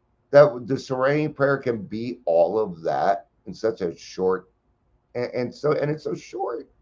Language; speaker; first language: English; native; English